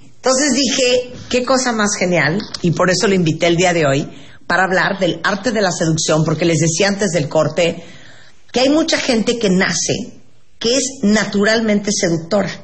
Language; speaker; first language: Spanish; native; Spanish